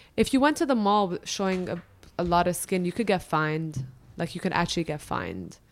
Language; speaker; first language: English; early bilingual, other home language; Arabic